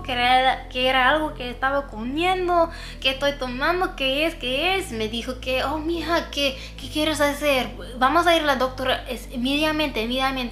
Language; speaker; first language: Spanish; non-native, fluent; English